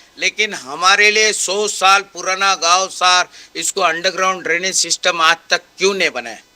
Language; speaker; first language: Hindi; non-native, local second language; Marathi